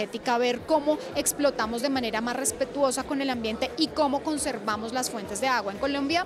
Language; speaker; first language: Spanish; native; Spanish